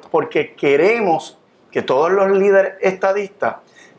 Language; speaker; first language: Spanish; native; Spanish